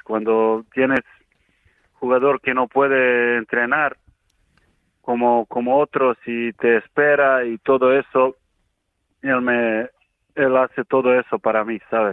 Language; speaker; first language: Spanish; non-native, learner; Serbian